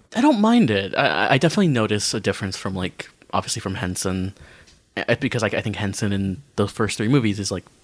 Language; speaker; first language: English; native; English